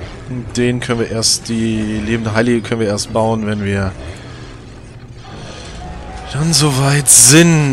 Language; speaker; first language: German; native; German